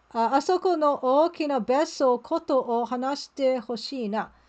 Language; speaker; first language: Japanese; non-native, learner; English